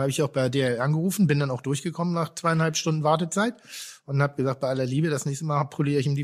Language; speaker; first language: German; native; German